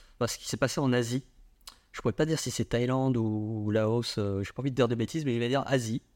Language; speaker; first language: French; early bilingual, other home language; Vietnamese